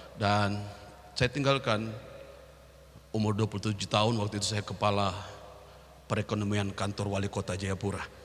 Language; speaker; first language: Indonesian; native; Indonesian